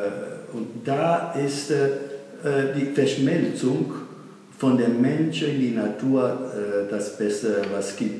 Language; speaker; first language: German; non-native, fluent; Italian